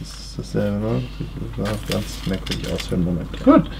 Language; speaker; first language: German; native; German